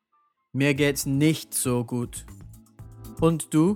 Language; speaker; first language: German; non-native, fluent; English